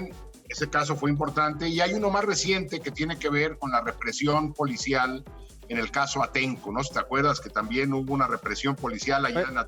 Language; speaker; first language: Spanish; native; Spanish